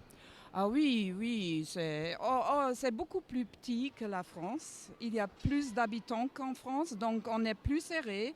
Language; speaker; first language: French; non-native, fluent; German